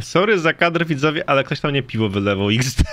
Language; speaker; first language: Polish; native; Polish